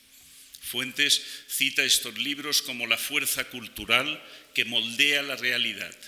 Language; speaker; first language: Spanish; native; Spanish